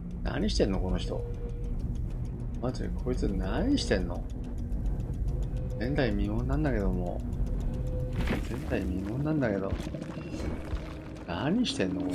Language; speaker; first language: Japanese; native; Japanese